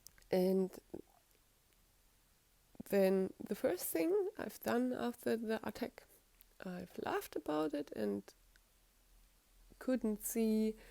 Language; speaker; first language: English; non-native, fluent; German